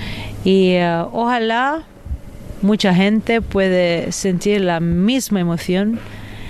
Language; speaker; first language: Spanish; non-native, fluent; Italian